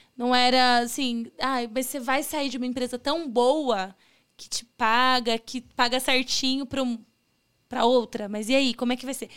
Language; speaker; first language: Portuguese; native; Portuguese